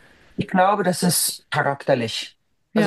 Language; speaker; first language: German; non-native, fluent; Swedish